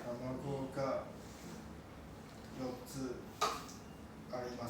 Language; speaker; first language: Japanese; non-native, learner; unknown